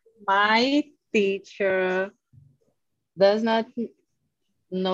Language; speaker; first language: English; non-native, learner; Portuguese